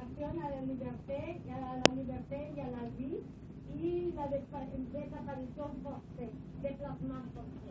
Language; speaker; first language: French; non-native, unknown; Spanish